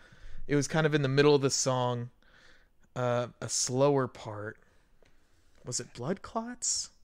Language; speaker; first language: English; native; English